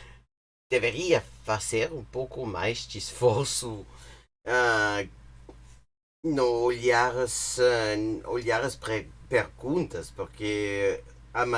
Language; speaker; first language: Portuguese; non-native, fluent; English